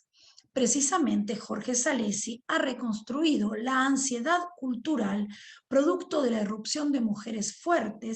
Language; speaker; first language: Spanish; native; Spanish